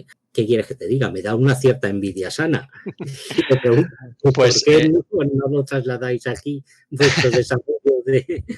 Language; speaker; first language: Spanish; native; Spanish